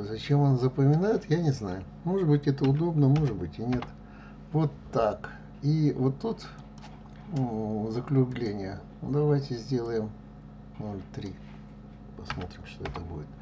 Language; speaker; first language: Russian; native; Russian